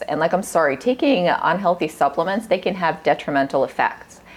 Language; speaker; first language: English; early bilingual, other home language; Russian